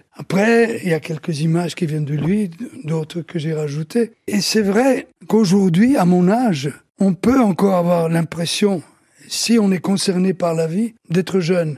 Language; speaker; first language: French; early bilingual, other home language; Italian